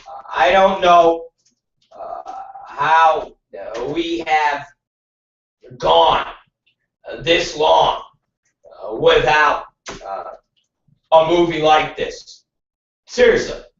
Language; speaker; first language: English; native; English